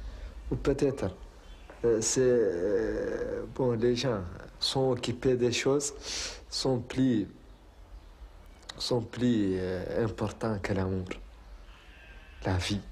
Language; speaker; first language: French; non-native, local second language; Arabic